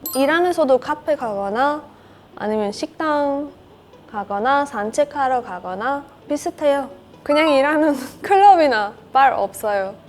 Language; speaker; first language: Korean; non-native, learner; Persian